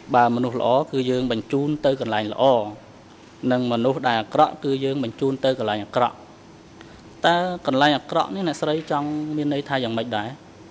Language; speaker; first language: Khmer; native; Khmer